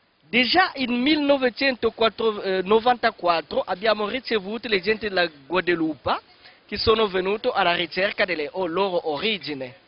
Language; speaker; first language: Italian; non-native, fluent; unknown